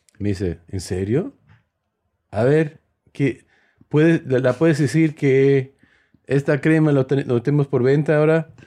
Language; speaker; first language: Spanish; early bilingual, heritage; Spanish